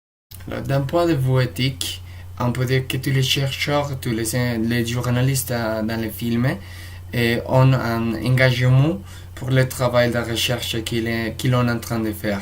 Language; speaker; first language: French; non-native, fluent; Spanish